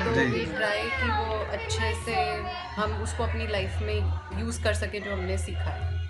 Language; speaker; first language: Hindi; native; Hindi